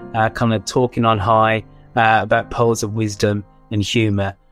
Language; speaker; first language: English; native; English